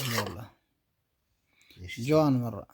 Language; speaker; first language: Arabic; non-native, learner; Amharic